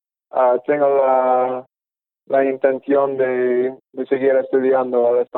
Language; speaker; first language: Spanish; non-native, fluent; English